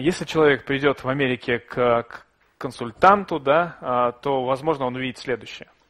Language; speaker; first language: Russian; native; Russian